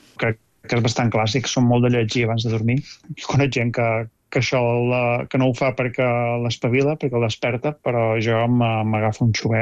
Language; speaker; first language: Catalan; native; Catalan